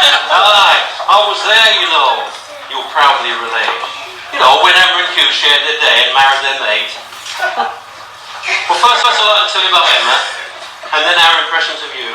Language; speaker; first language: English; native; English